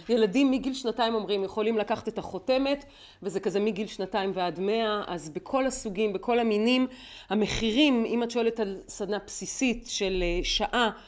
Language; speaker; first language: Hebrew; native; Hebrew